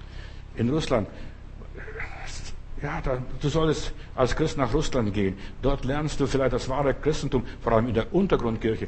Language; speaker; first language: German; non-native, fluent; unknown